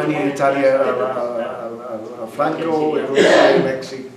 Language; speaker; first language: Spanish; non-native, learner; English